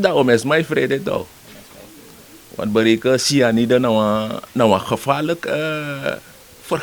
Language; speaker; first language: Dutch; non-native, local second language; Sranan Tongo